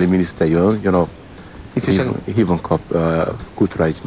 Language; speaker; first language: Hungarian; non-native, learner; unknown